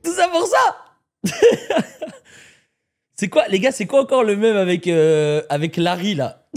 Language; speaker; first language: French; native; French